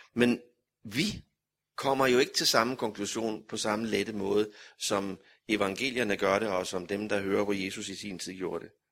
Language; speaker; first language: Danish; native; Danish